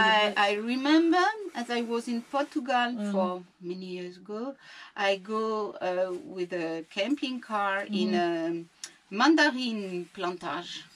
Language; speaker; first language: English; non-native, learner; French